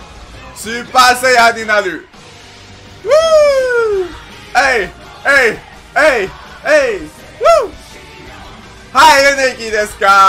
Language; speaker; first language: Japanese; non-native, learner; English